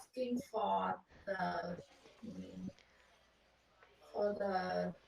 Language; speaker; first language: English; non-native, learner; Vietnamese